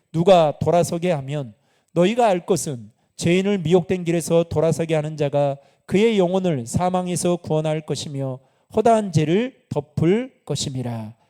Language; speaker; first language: Korean; native; Korean